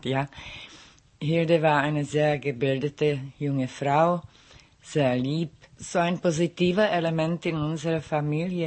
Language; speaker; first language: German; non-native, local second language; Czech